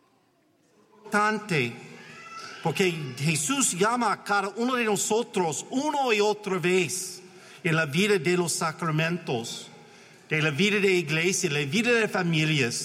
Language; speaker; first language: Spanish; non-native, learner; English